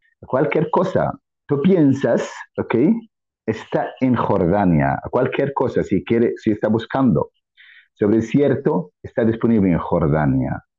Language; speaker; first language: Spanish; non-native, fluent; Arabic